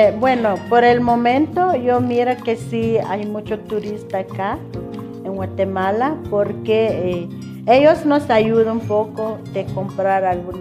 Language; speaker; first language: Spanish; non-native, local second language; Kaqchikel